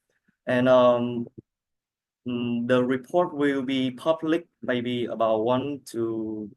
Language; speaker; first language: English; non-native, learner; Vietnamese